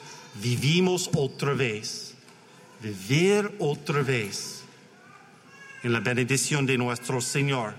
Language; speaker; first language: Spanish; non-native, learner; English